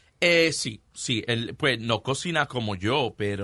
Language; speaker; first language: Spanish; early bilingual, heritage; Spanish